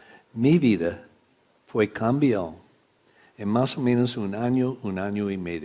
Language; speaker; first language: Spanish; non-native, learner; English